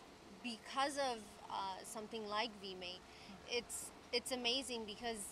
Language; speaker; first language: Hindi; early bilingual, heritage; English